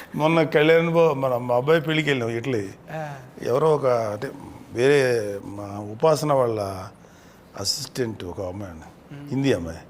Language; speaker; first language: Telugu; native; Telugu